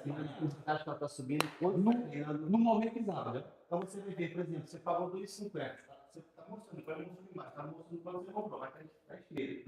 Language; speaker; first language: Portuguese; native; Portuguese